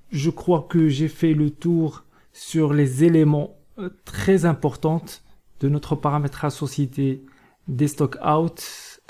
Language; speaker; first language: French; non-native, local second language; Arabic